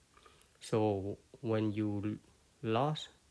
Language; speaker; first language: English; non-native, fluent; Khmer